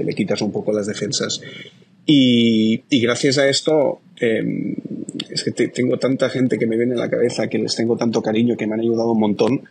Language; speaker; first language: Spanish; native; Spanish